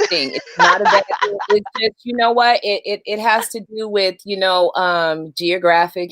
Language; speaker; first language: English; native; English